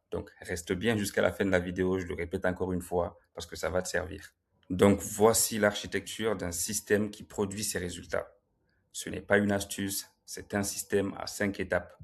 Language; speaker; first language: French; native; French